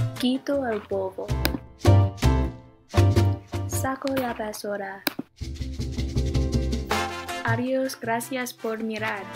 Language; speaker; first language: Spanish; non-native, learner; English